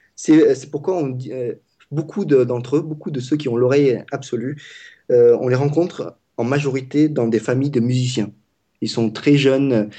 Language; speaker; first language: French; non-native, fluent; Vietnamese